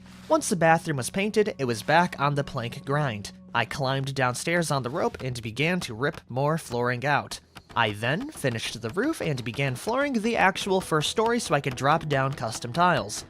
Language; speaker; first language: English; native; English